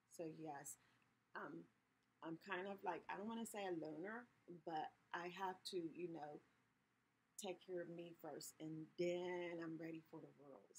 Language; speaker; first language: English; native; English